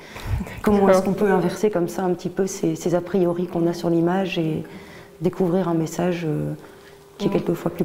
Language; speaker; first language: French; native; French